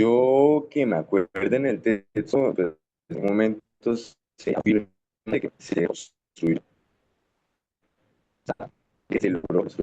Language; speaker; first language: Spanish; native; Spanish